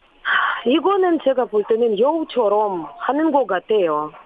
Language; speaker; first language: Korean; non-native, learner; Russian